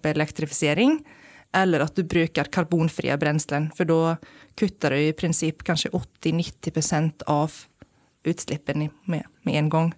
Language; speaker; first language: Norwegian; non-native, fluent; Icelandic